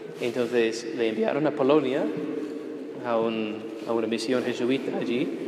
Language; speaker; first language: Spanish; non-native, fluent; English